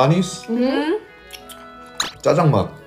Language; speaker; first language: Indonesian; early bilingual, other home language; Korean